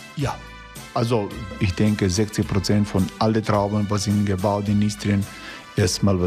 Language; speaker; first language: German; non-native, fluent; Croatian